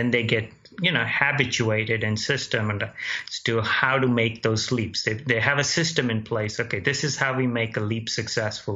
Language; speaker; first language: English; non-native, local second language; Gujarati